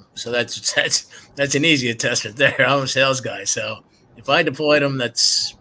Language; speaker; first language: English; native; English